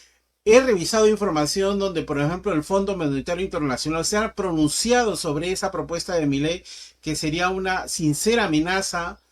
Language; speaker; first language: Spanish; native; Spanish